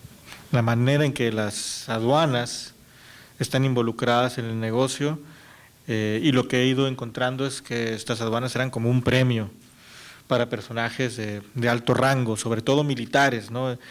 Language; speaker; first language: Spanish; native; Spanish